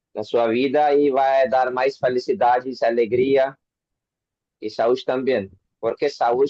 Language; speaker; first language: Portuguese; non-native, learner; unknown